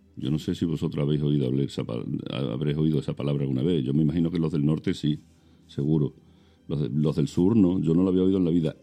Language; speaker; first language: Spanish; native; Spanish